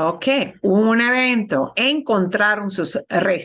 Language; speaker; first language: Spanish; non-native, fluent; English